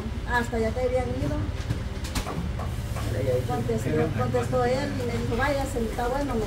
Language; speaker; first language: Spanish; native; Spanish